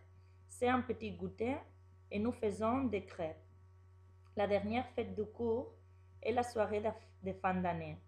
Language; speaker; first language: French; non-native, learner; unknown